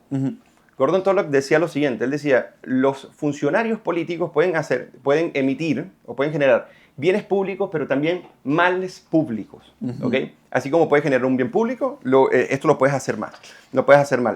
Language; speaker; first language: Spanish; native; Spanish